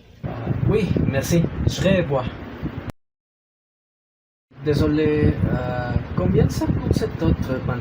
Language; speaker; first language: French; non-native, learner; Spanish